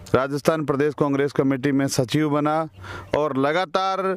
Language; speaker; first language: Hindi; native; Hindi